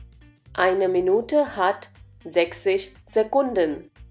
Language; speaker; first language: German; non-native, fluent; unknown